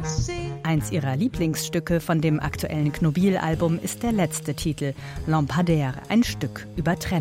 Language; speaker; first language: German; native; German